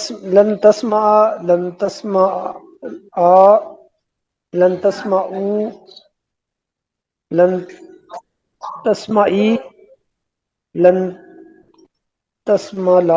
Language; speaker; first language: Arabic; non-native, learner; Urdu